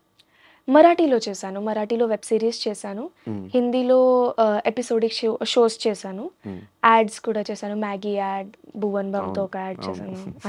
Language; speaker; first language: Telugu; non-native, learner; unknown